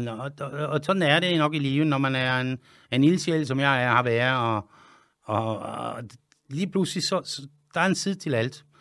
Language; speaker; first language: Danish; non-native, fluent; French